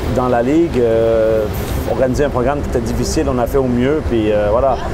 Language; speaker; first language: French; native; French